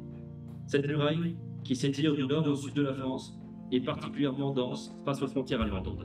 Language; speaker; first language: French; native; French